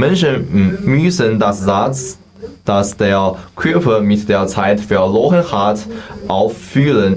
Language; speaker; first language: German; non-native, learner; Chinese